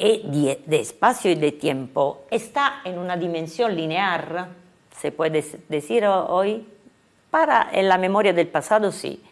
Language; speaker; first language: Spanish; non-native, fluent; Italian